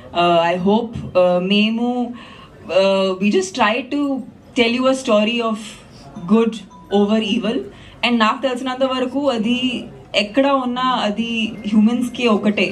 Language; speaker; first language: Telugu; non-native, fluent; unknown